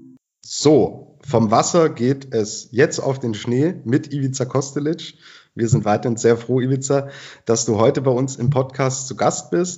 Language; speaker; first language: German; native; German